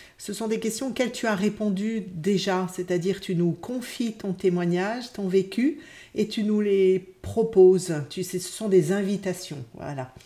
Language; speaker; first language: French; native; French